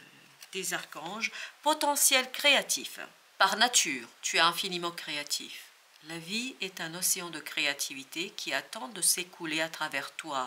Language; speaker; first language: French; native; French